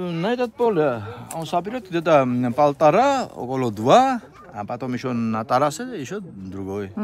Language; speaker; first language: Russian; non-native, learner; Georgian